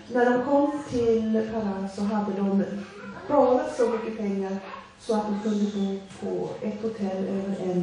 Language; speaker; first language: Swedish; early bilingual, other home language; Portuguese